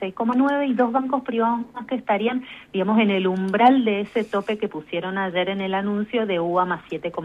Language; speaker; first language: Spanish; native; Spanish